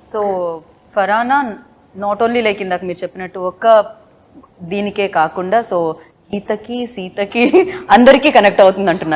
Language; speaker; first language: Telugu; native; Telugu